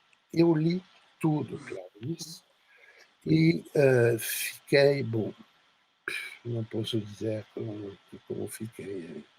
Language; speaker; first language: Portuguese; non-native, fluent; French